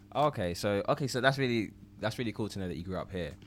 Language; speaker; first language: English; early bilingual, other home language; Ganda